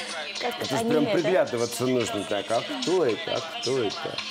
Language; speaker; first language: Russian; native; Russian